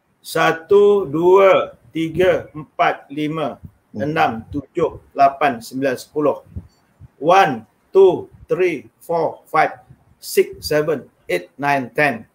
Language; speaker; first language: Malay; non-native, local second language; Javanese